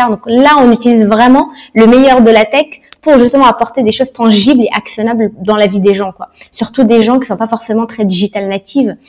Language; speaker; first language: French; non-native, local second language; Arabic